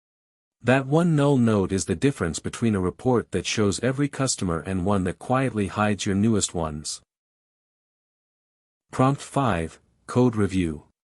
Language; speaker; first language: English; native; English